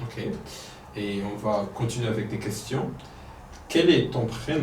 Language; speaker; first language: French; non-native, fluent; Polish